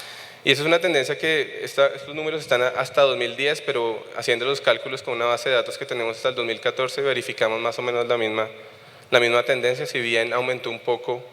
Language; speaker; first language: Spanish; native; Spanish